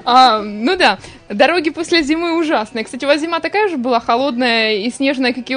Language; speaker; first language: Russian; native; Russian